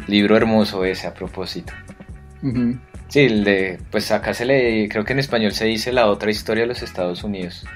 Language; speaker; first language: Spanish; native; Spanish